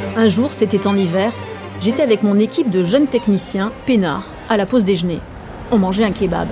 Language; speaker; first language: French; native; French